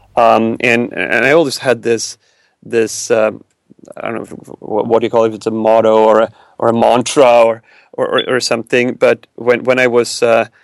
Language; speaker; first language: English; non-native, fluent; Swedish